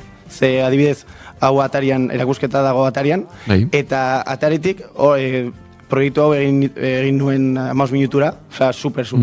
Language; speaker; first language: Basque; non-native, local second language; Spanish